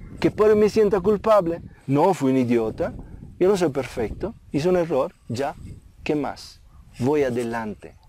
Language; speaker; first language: Spanish; non-native, fluent; Italian